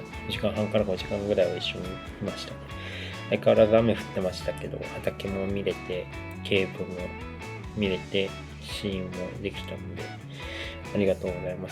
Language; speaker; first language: Japanese; native; Japanese